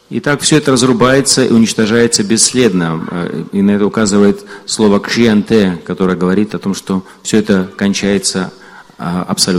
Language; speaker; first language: Russian; native; Russian